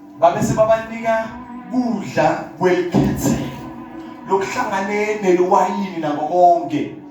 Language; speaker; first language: Zulu; non-native, local second language; Swati